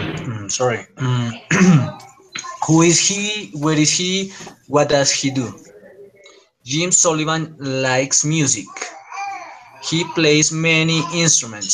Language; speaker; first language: English; non-native, learner; Spanish